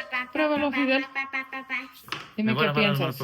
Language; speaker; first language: Spanish; early bilingual, heritage; English